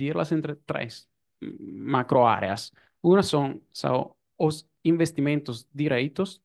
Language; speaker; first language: Portuguese; non-native, fluent; Italian